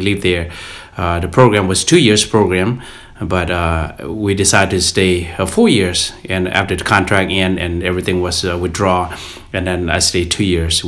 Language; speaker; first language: English; non-native, fluent; Lao